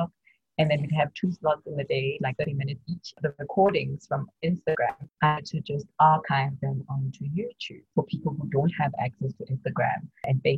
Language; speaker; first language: English; non-native, local second language; Tswana